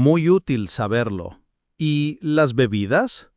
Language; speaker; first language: Spanish; non-native, fluent; English